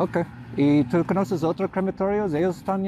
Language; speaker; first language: Spanish; non-native, learner; English